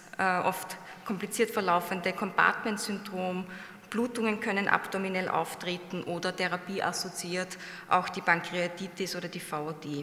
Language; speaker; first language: German; native; German